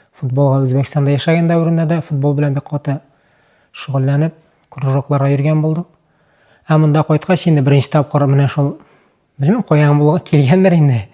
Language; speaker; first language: Tatar; early bilingual, other home language; Uzbek